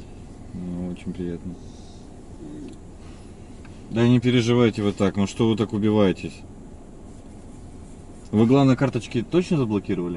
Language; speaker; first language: Russian; native; Russian